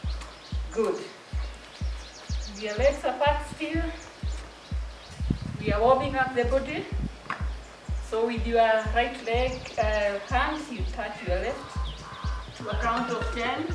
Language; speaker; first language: English; non-native, local second language; Swahili